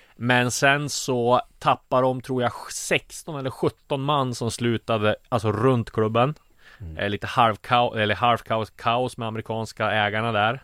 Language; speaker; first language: Swedish; native; Swedish